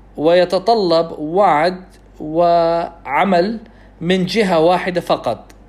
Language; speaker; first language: Arabic; non-native, fluent; English